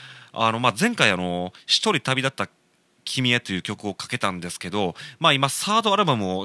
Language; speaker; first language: Japanese; native; Japanese